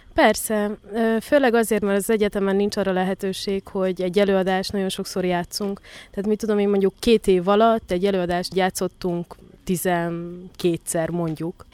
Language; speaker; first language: Hungarian; native; Hungarian